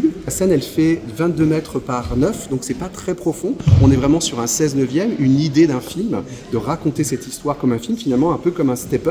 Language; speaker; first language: French; native; French